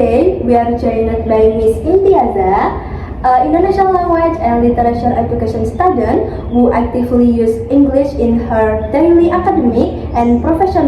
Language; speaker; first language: English; non-native, learner; Indonesian